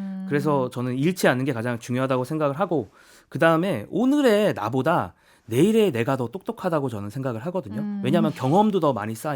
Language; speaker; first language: Korean; native; Korean